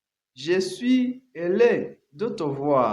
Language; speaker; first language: French; non-native, learner; Kinyarwanda